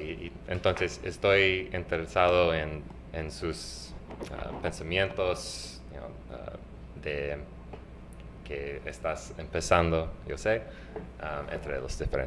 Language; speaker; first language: Spanish; non-native, fluent; English